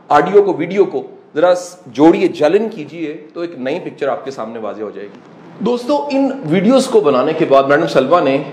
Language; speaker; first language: Urdu; non-native, local second language; Punjabi